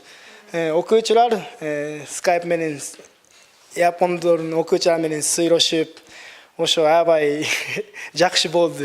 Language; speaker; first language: Kyrgyz; non-native, learner; Japanese